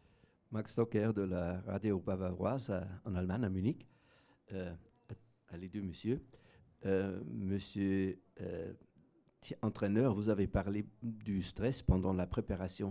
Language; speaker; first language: French; non-native, fluent; German